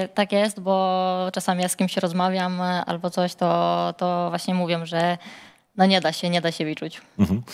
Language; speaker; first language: Polish; non-native, fluent; Serbian